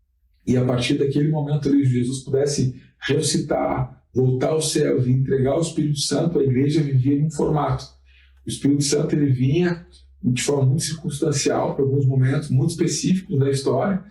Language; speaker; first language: Portuguese; native; Portuguese